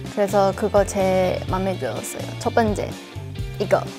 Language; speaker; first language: Korean; non-native, learner; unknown